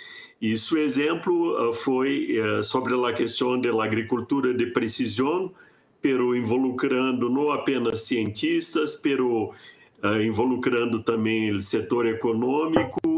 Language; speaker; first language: Spanish; non-native, fluent; Portuguese